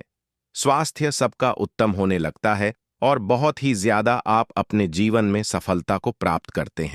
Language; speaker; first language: Hindi; native; Hindi